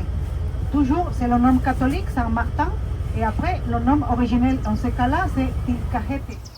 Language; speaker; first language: French; non-native, fluent; Spanish